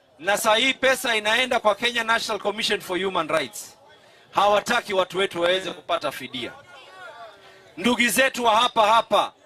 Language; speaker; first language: Swahili; native; Swahili